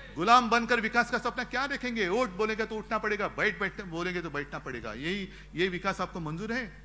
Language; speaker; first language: Hindi; non-native, local second language; Marathi